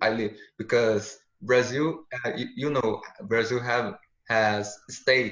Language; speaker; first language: English; non-native, learner; Portuguese